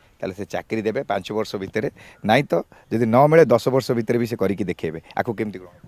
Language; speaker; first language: Odia; native; Odia